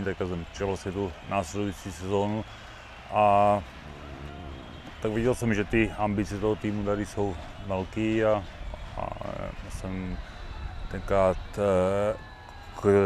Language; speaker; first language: Czech; native; Czech